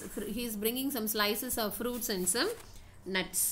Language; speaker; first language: English; non-native, local second language; Tamil